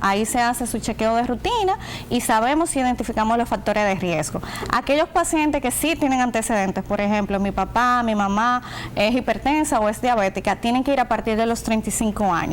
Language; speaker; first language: Spanish; native; Spanish